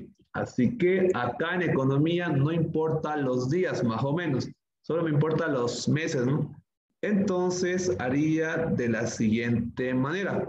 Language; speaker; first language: Spanish; native; Spanish